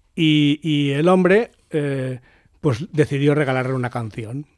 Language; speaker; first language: Spanish; native; Spanish